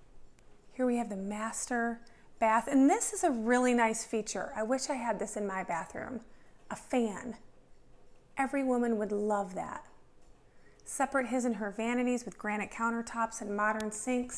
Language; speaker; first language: English; native; English